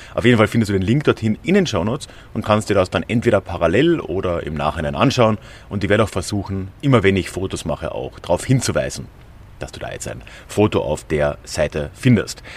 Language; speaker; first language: German; native; German